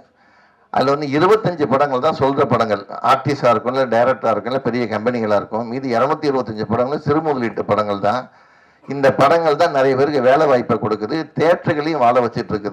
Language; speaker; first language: Tamil; native; Tamil